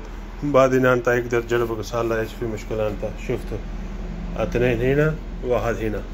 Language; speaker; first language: Arabic; non-native, learner; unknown